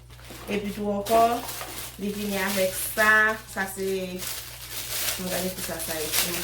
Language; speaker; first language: French; non-native, learner; Haitian Creole